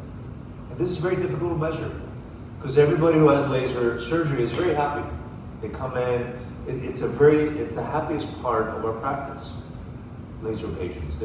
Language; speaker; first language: English; non-native, fluent; Greek